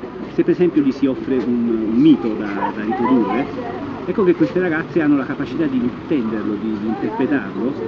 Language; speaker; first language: Italian; native; Italian